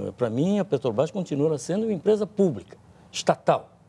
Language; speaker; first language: Portuguese; native; Portuguese